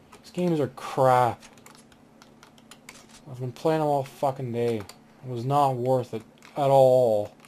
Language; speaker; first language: English; native; English